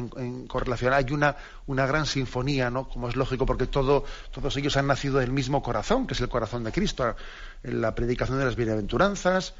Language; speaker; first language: Spanish; native; Spanish